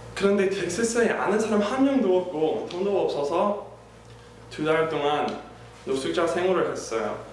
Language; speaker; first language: Korean; non-native, fluent; English